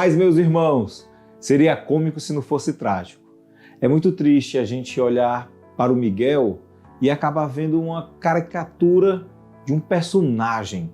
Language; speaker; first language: Portuguese; native; Portuguese